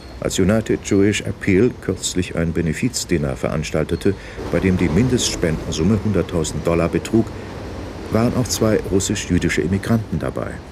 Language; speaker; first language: German; native; German